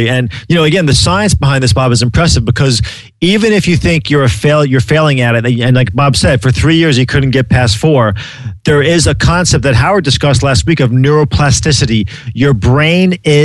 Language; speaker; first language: English; native; English